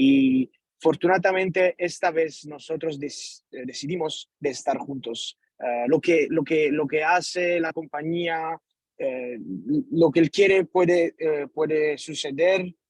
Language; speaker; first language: Spanish; non-native, learner; Italian